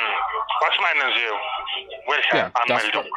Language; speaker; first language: German; non-native, learner; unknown